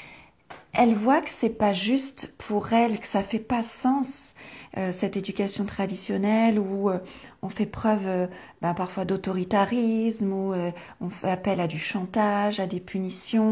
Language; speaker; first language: French; native; French